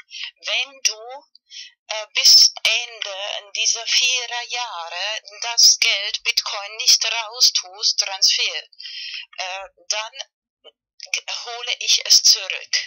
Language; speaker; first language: German; non-native, fluent; Spanish